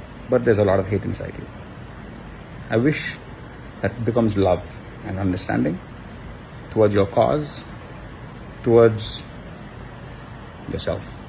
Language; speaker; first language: English; non-native, local second language; Tamil